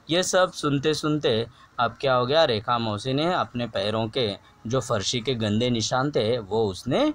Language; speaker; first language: Hindi; non-native, local second language; Marathi